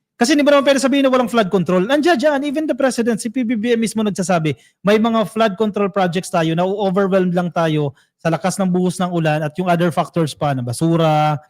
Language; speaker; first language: Filipino; native; Filipino